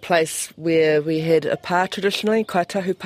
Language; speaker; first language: English; native; English